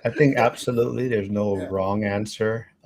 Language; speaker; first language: English; native; English